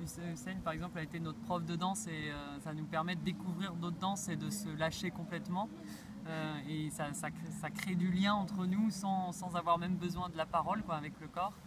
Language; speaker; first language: French; native; French